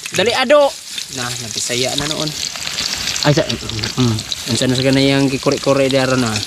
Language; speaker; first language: Filipino; non-native, local second language; Cebuano